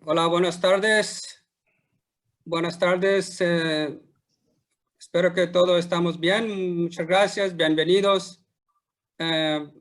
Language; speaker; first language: Spanish; non-native, fluent; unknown